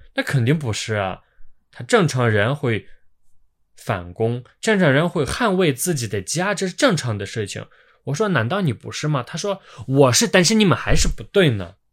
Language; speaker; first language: Chinese; non-native, fluent; Ukrainian